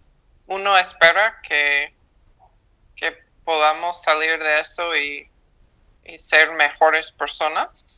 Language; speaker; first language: Spanish; non-native, fluent; English